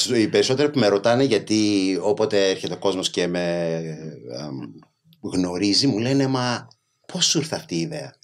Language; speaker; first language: Greek; early bilingual, other home language; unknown